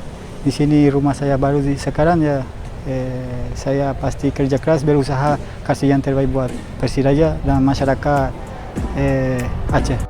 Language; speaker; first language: Indonesian; non-native, fluent; Spanish